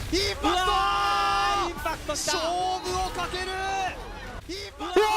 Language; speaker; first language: Japanese; native; Japanese